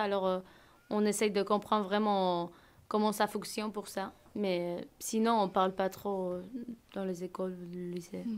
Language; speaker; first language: French; non-native, fluent; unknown